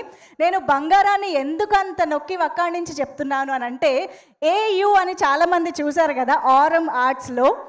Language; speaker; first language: Telugu; native; Telugu